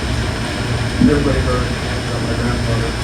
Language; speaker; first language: English; native; English